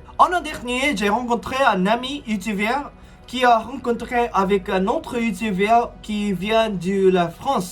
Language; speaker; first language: French; non-native, learner; Japanese